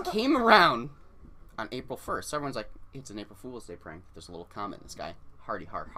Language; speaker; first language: English; native; English